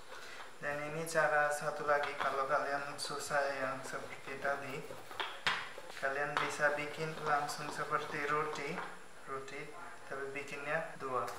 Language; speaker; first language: Indonesian; non-native, fluent; Bangla